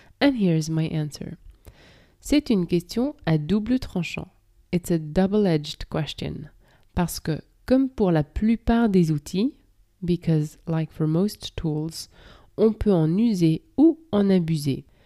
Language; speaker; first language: French; native; French